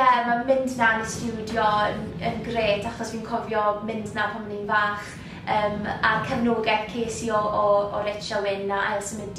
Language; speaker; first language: Welsh; native; Welsh